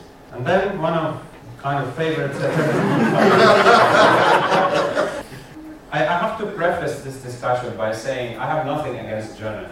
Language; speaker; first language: English; non-native, fluent; Arabic